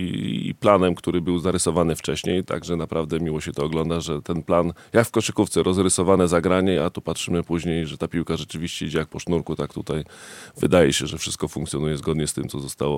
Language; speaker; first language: Polish; native; Polish